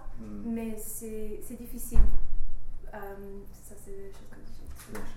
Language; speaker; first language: French; non-native, learner; English